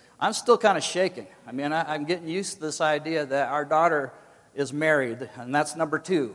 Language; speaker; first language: English; native; English